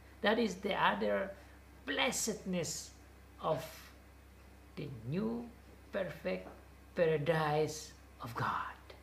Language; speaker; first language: English; non-native, fluent; Indonesian